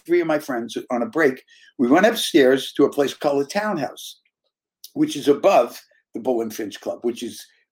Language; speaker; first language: English; native; English